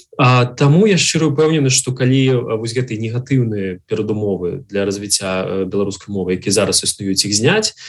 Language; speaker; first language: Belarusian; native; Belarusian